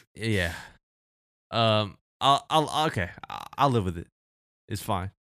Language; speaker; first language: English; early bilingual, other home language; Filipino